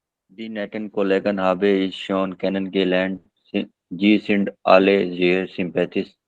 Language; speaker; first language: German; non-native, learner; Hindi